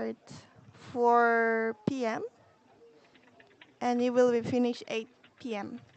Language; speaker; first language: English; non-native, learner; Korean